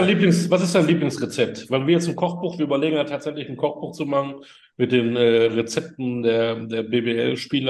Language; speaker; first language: German; native; German